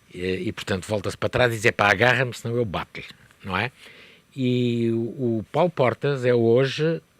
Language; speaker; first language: Portuguese; native; Portuguese